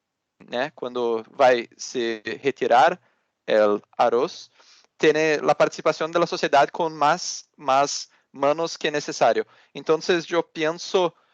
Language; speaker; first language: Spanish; non-native, learner; Portuguese